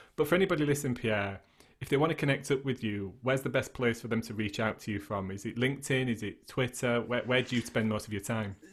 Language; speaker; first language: English; native; English